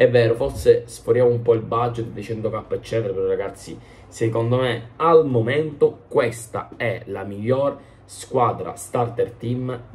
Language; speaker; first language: Italian; native; Italian